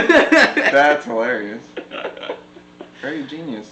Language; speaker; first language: English; native; English